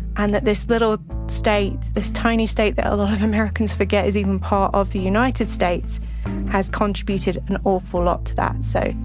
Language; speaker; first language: English; native; English